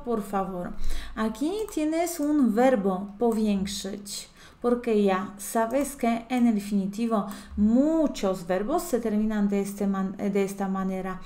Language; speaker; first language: Spanish; non-native, fluent; Polish